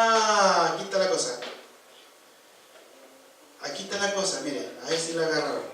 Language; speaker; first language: Spanish; native; Spanish